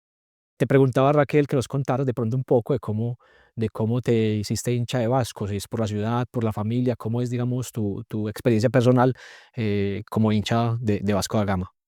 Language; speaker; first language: Spanish; native; Spanish